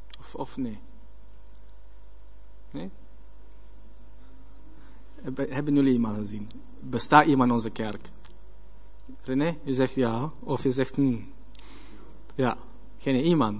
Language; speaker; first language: Dutch; non-native, learner; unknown